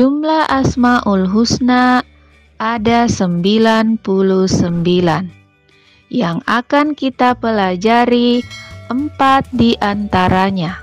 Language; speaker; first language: Indonesian; native; Indonesian